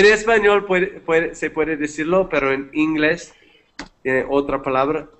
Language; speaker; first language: Spanish; non-native, fluent; English